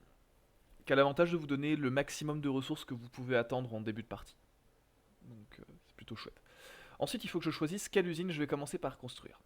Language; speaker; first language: French; native; French